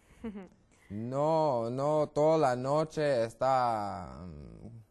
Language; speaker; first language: Spanish; non-native, learner; English